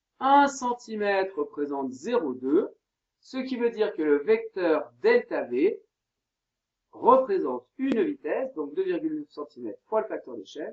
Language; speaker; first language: French; native; French